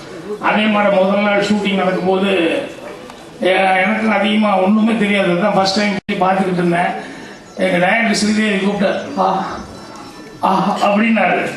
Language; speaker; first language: Tamil; native; Tamil